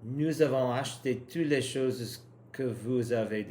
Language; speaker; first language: French; non-native, learner; English